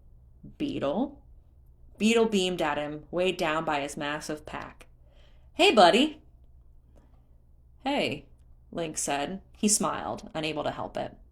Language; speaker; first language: English; native; English